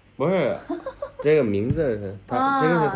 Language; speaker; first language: Chinese; non-native, learner; Turkmen